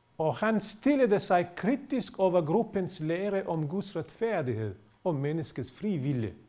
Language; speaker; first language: Danish; non-native, fluent; Bosnian